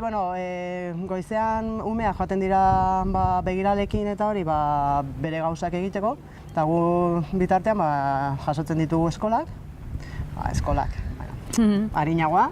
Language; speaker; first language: Basque; non-native, local second language; Spanish